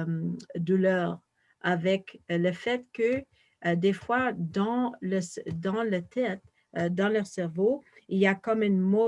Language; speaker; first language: French; non-native, fluent; English